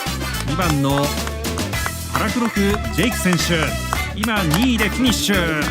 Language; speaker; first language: Japanese; native; Japanese